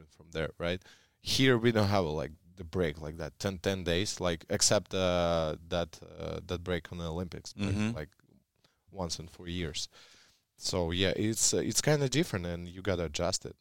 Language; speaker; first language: English; non-native, learner; Russian